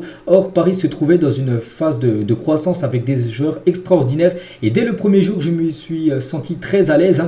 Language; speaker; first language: French; native; French